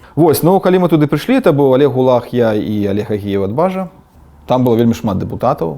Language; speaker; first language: Belarusian; non-native, local second language; Russian